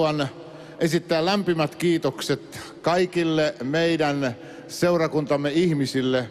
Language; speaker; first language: Finnish; native; Finnish